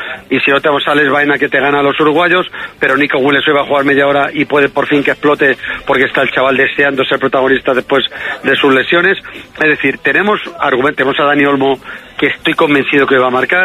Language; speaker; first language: Spanish; native; Spanish